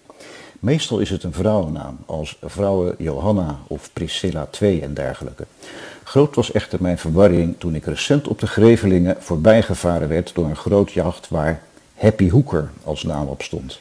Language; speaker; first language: Dutch; native; Dutch